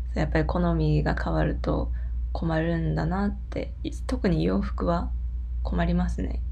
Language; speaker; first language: Japanese; non-native, fluent; Korean